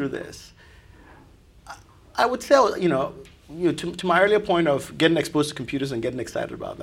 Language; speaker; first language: English; non-native, local second language; Akan